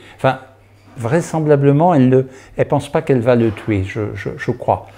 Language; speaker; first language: French; native; French